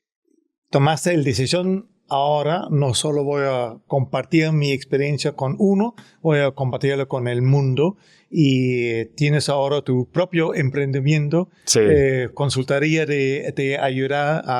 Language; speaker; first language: Spanish; non-native, fluent; Danish